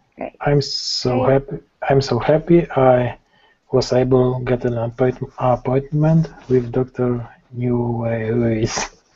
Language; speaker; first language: English; non-native, learner; Polish